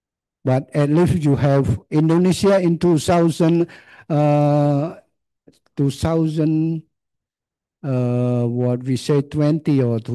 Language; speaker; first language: English; non-native, learner; Khmer